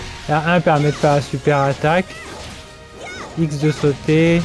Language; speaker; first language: French; native; French